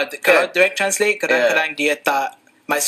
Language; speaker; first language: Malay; non-native, fluent; English